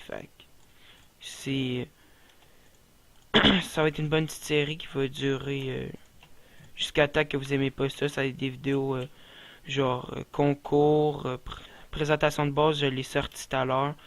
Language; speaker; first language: French; native; French